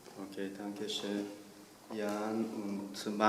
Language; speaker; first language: German; non-native, learner; Korean